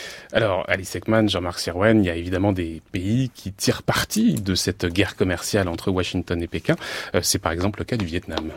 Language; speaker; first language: French; native; French